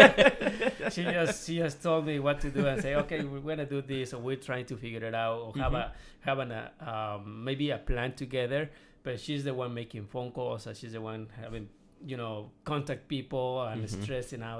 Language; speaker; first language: English; non-native, learner; Spanish